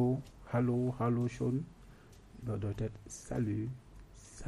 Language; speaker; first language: German; non-native, learner; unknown